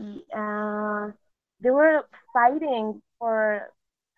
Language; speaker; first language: English; non-native, fluent; Spanish